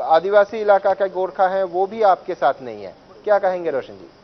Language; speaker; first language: Hindi; non-native, local second language; Bangla